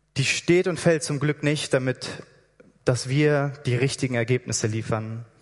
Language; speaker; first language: German; native; German